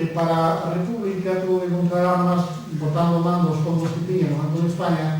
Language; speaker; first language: Spanish; native; Spanish